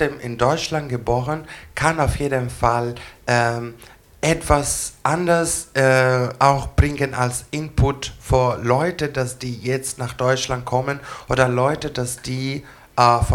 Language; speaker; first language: German; non-native, fluent; Greek